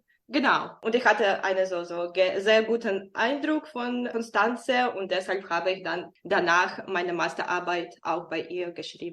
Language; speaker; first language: German; non-native, fluent; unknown